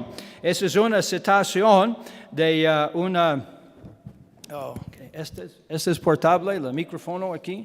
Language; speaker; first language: Spanish; non-native, learner; English